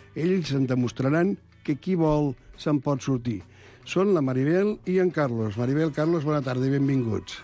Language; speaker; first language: Catalan; native; Catalan